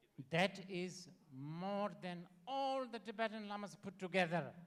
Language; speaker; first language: English; non-native, learner; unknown